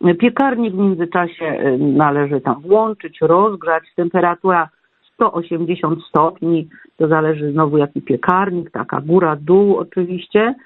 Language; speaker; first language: Polish; native; Polish